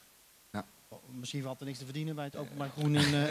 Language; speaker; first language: Dutch; native; Dutch